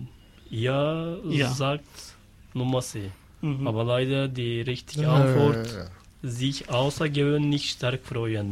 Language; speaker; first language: German; non-native, learner; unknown